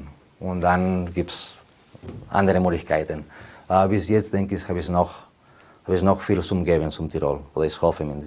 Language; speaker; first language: German; non-native, learner; Spanish